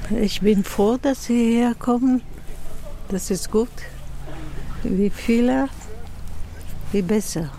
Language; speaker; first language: German; non-native, fluent; Dutch